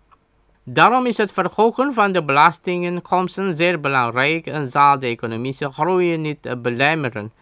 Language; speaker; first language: Dutch; non-native, learner; Indonesian